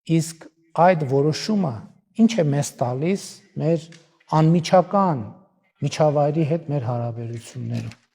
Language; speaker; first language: Armenian; native; Armenian